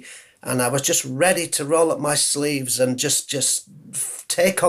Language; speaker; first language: English; native; English